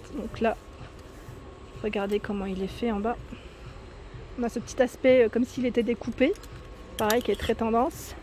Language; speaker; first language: French; native; French